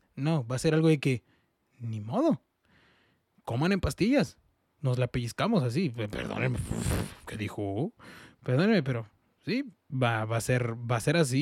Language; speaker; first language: Spanish; early bilingual, heritage; Spanish